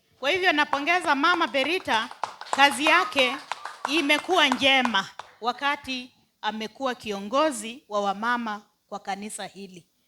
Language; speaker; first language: Swahili; non-native, local second language; Luyia